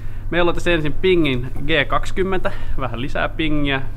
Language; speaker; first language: Finnish; native; Finnish